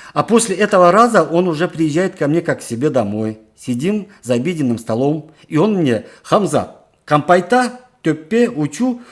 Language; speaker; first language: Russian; non-native, local second language; Karachay-Balkar